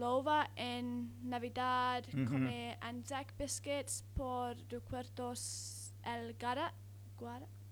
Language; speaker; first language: Spanish; non-native, learner; English